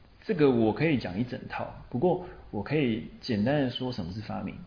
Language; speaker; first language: Chinese; native; Chinese